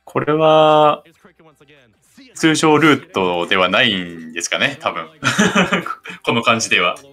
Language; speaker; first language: Japanese; native; Japanese